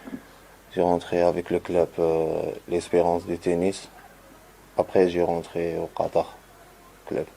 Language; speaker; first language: French; non-native, learner; Arabic